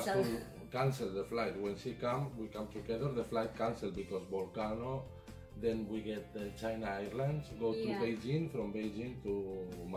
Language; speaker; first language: English; non-native, learner; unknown